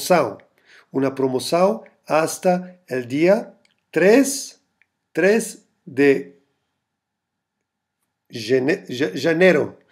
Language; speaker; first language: Spanish; non-native, fluent; German